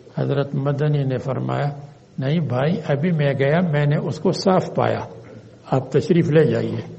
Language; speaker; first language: Urdu; native; Urdu